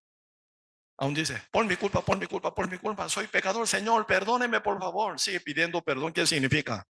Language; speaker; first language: Spanish; non-native, learner; Korean